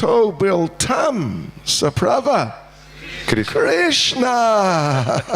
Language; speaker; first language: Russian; non-native, learner; English